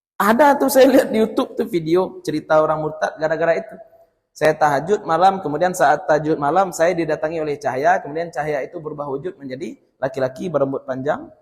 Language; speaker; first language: Malay; non-native, local second language; Minangkabau